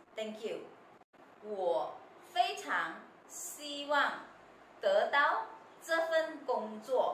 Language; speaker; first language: Chinese; non-native, fluent; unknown